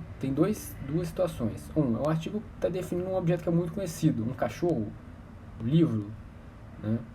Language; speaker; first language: Portuguese; native; Portuguese